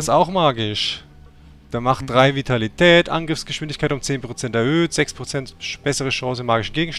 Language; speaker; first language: German; native; German